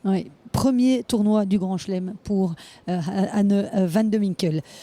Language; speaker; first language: French; native; French